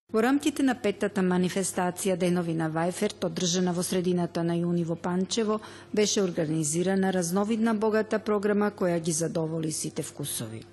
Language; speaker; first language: Macedonian; early bilingual, heritage; Macedonian